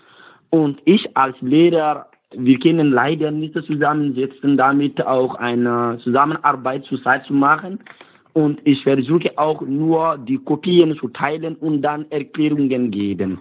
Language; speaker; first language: German; non-native, learner; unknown